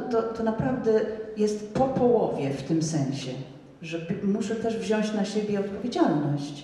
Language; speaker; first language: Polish; non-native, fluent; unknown